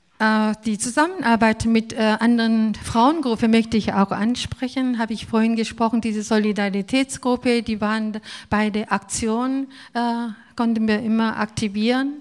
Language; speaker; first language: German; non-native, fluent; Korean